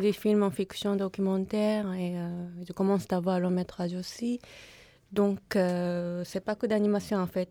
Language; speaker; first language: French; non-native, fluent; Japanese